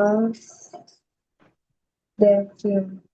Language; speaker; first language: German; non-native, learner; Filipino